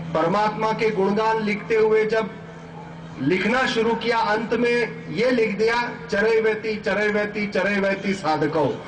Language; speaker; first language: Hindi; non-native, local second language; Marathi